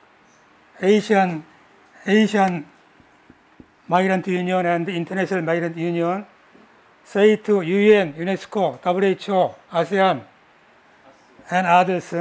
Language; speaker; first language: English; non-native, learner; Korean